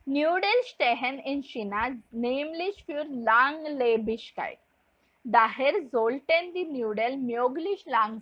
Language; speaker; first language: German; non-native, fluent; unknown